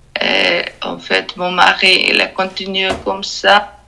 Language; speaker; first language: French; non-native, learner; Georgian